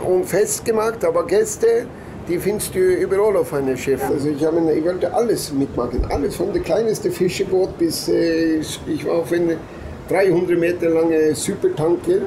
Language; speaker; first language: German; non-native, learner; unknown